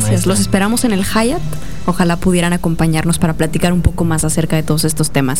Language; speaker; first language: Spanish; native; Spanish